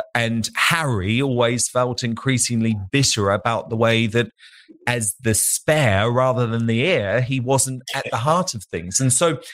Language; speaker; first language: English; native; English